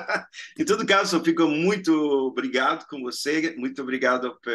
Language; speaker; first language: Portuguese; non-native, fluent; Spanish